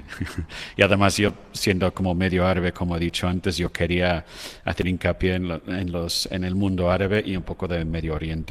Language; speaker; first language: Spanish; non-native, fluent; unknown